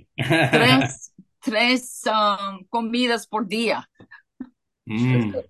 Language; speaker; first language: Spanish; non-native, fluent; Russian